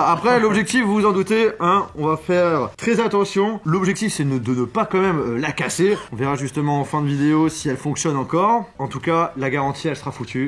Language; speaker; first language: French; native; French